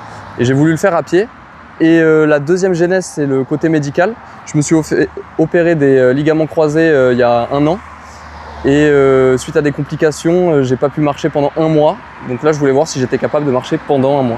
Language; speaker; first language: French; native; French